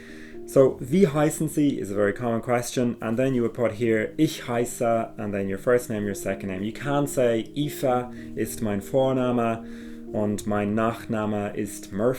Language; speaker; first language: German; non-native, fluent; English